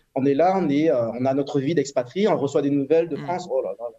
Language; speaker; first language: French; native; French